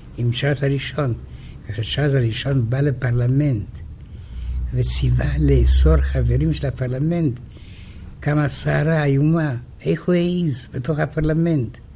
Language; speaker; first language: Hebrew; non-native, fluent; Romanian